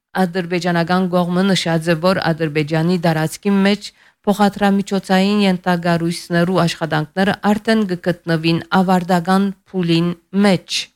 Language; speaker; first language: Armenian; early bilingual, heritage; Armenian